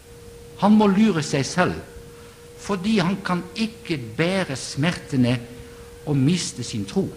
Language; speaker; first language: Norwegian; non-native, fluent; Dutch